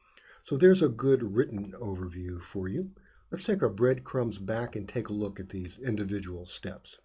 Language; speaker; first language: English; native; English